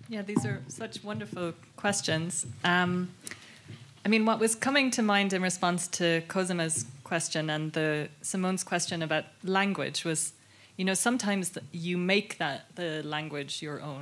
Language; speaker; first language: English; native; English